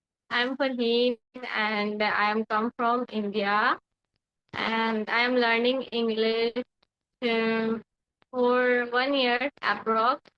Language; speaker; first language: English; non-native, learner; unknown